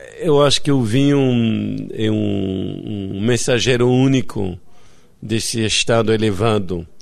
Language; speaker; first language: Portuguese; non-native, fluent; English